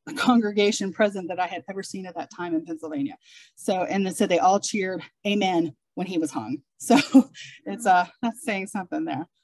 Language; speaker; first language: English; native; English